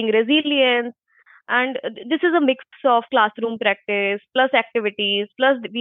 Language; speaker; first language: English; non-native, local second language; Hindi